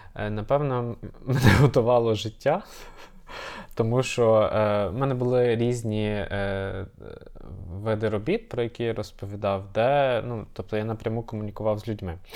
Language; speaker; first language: Ukrainian; native; Ukrainian